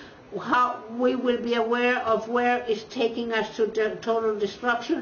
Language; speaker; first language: English; non-native, fluent; Spanish